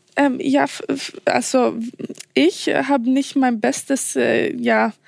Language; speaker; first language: German; non-native, learner; Swedish